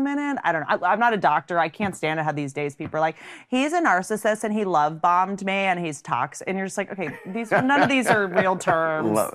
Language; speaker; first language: English; native; English